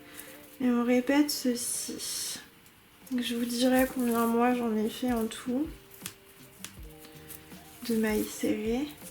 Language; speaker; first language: French; native; French